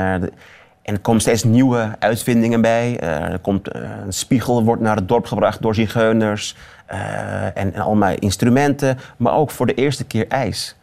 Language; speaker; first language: Dutch; early bilingual, other home language; Zaza